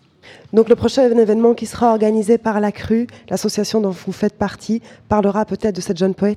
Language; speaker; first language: French; native; French